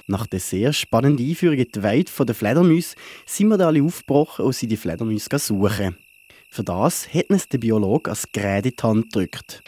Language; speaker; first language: German; native; German